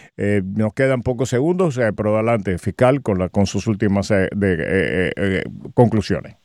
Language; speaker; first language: Spanish; native; Spanish